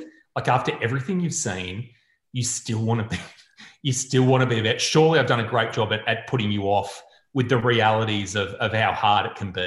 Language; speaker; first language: English; native; English